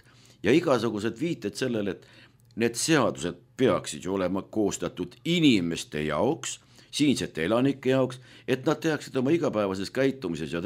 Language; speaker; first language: Estonian; native; Estonian